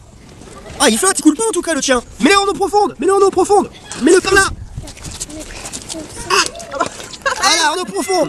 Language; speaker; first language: French; native; French